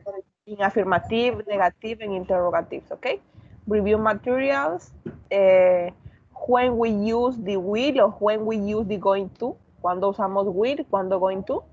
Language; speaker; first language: English; non-native, learner; Spanish